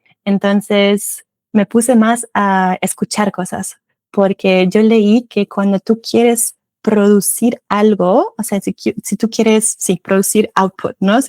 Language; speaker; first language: Spanish; non-native, fluent; German